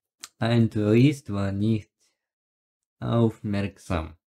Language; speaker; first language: German; non-native, learner; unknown